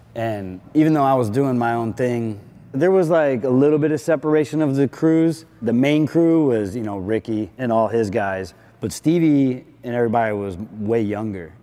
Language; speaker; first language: English; native; English